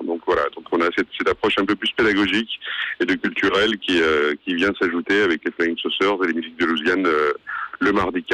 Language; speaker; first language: French; native; French